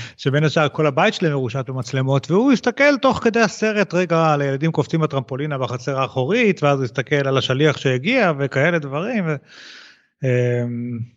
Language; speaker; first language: Hebrew; native; Hebrew